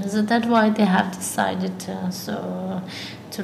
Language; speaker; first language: English; early bilingual, other home language; Tibetan